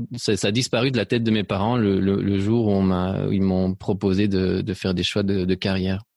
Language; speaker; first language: French; early bilingual, other home language; Spanish